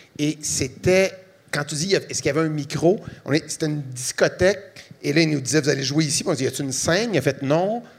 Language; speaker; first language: French; native; French